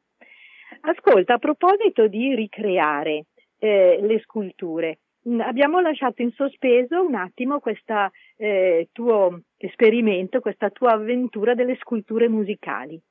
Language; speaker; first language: Italian; native; Italian